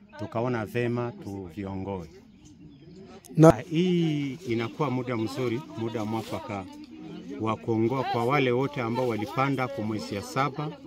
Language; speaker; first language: Swahili; native; Swahili